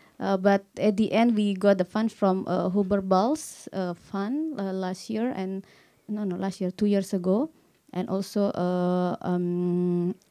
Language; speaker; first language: English; non-native, learner; Indonesian